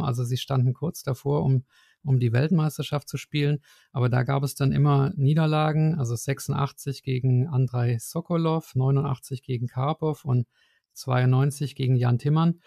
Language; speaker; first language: German; native; German